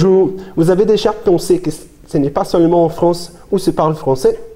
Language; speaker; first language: French; non-native, learner; Portuguese